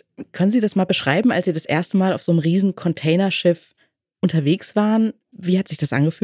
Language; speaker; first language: German; native; German